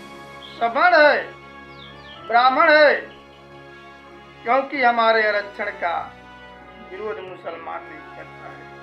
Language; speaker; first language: Hindi; native; Hindi